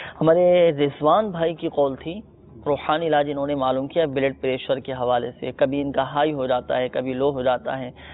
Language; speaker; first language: Urdu; native; Urdu